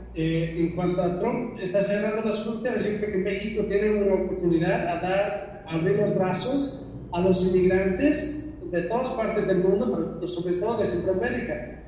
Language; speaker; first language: Spanish; non-native, fluent; English